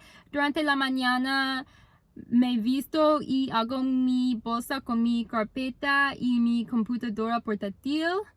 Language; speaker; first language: Spanish; non-native, learner; English